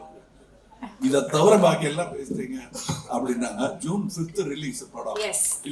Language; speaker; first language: Tamil; native; Tamil